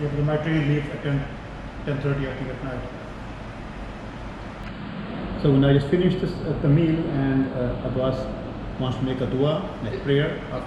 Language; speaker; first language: English; non-native, local second language; Urdu